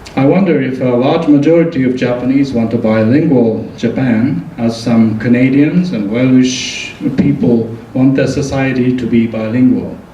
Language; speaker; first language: English; non-native, fluent; Japanese